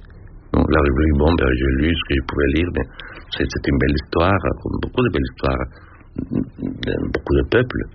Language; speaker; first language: French; non-native, fluent; Spanish